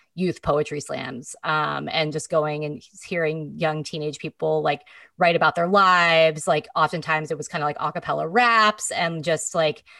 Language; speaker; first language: English; native; English